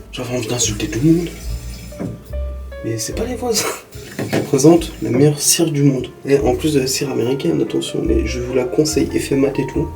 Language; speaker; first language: French; native; French